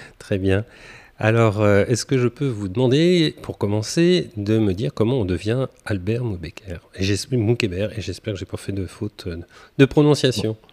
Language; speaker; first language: French; native; French